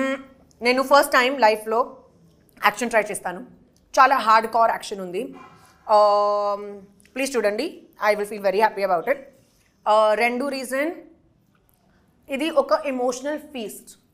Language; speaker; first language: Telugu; non-native, local second language; Hindi